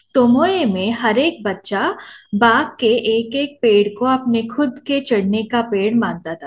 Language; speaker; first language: Hindi; non-native, local second language; Telugu